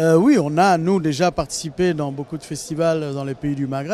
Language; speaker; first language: French; non-native, fluent; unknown